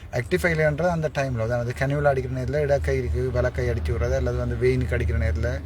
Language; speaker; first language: Tamil; native; Tamil